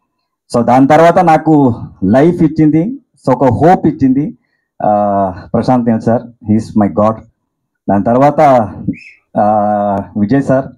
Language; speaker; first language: Telugu; non-native, local second language; Kannada